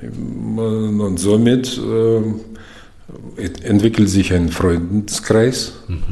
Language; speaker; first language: German; non-native, fluent; Russian